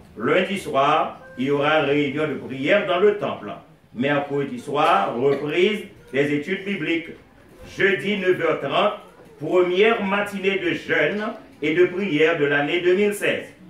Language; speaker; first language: French; native; French